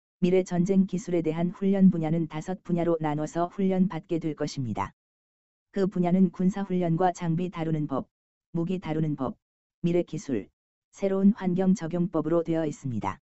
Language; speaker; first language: Korean; native; Korean